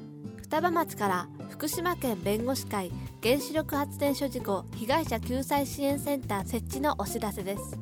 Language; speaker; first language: Japanese; native; Japanese